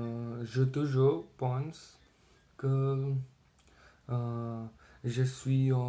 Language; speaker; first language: French; non-native, learner; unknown